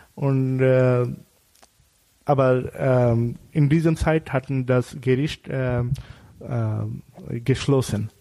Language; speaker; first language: German; non-native, learner; Bangla